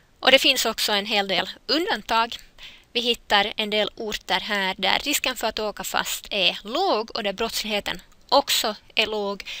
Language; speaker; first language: Swedish; native; Swedish